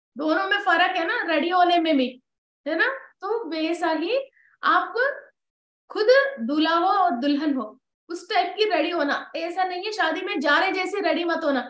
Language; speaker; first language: Hindi; non-native, local second language; Telugu